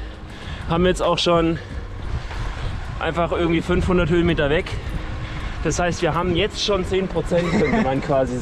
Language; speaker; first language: German; native; German